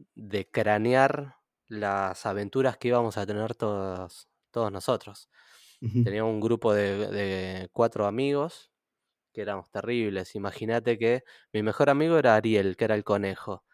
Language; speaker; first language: Spanish; native; Spanish